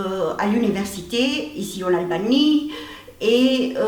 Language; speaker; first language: French; non-native, fluent; Albanian